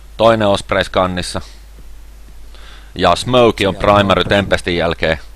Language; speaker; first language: Finnish; native; Finnish